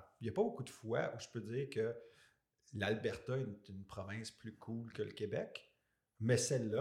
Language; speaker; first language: French; native; French